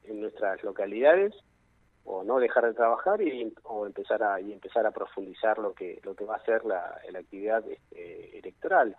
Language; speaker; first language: Spanish; native; Spanish